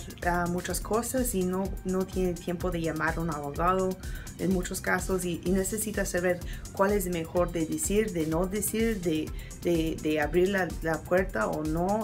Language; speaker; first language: Spanish; non-native, learner; English